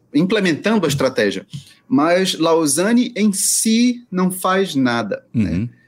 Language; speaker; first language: Portuguese; native; Portuguese